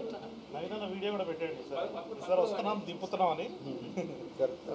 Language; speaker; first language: Telugu; native; Telugu